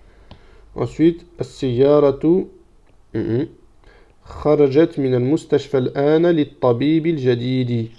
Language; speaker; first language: Arabic; non-native, fluent; French